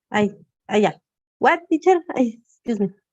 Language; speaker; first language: English; non-native, learner; Spanish